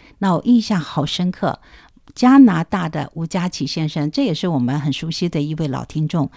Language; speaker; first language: Chinese; native; Chinese